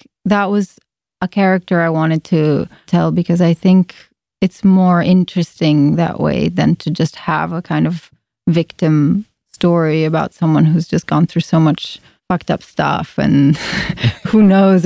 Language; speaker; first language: English; non-native, fluent; Italian